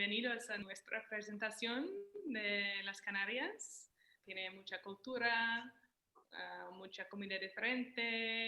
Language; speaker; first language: Spanish; non-native, learner; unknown